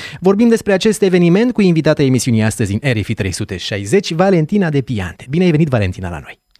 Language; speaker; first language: Romanian; native; Romanian